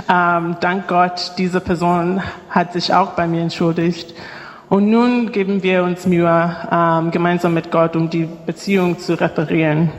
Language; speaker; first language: German; non-native, fluent; English